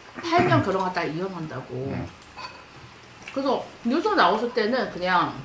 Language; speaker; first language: Korean; non-native, fluent; Chinese